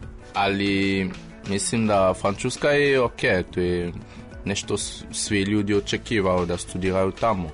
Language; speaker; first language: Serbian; non-native, learner; French